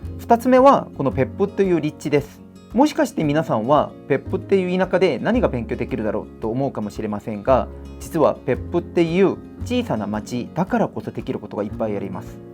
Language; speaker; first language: Japanese; non-native, fluent; Korean